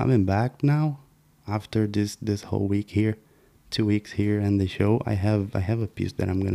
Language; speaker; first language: English; non-native, fluent; Portuguese